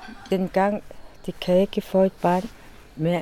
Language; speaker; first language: Danish; non-native, learner; Kalaallisut